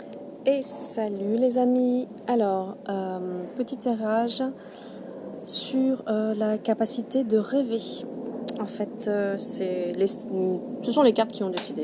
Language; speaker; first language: French; native; French